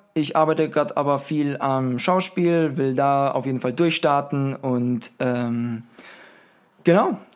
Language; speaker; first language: German; native; German